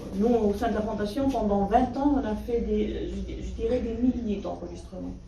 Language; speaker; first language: French; non-native, local second language; Arabic